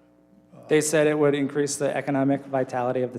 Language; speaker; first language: English; native; English